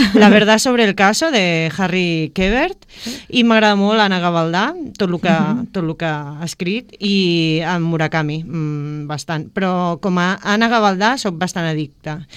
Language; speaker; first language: Catalan; native; Catalan